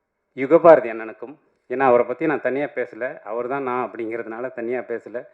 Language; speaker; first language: Tamil; native; Tamil